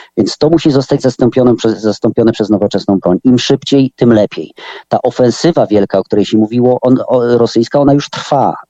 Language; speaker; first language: Polish; native; Polish